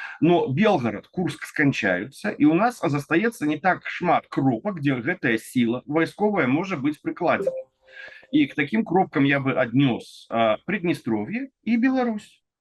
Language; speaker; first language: Belarusian; non-native, local second language; Russian